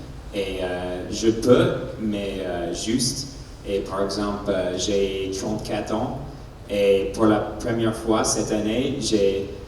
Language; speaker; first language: French; non-native, learner; English